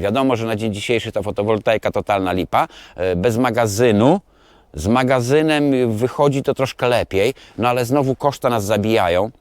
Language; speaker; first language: Polish; native; Polish